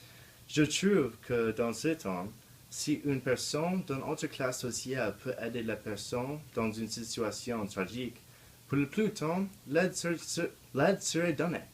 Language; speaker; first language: French; non-native, learner; English